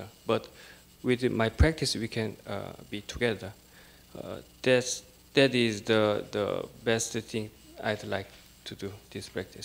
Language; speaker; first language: English; non-native, learner; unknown